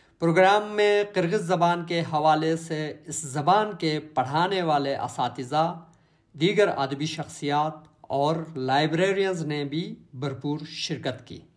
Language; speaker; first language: Urdu; non-native, local second language; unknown